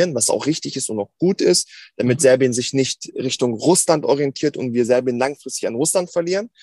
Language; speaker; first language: German; native; German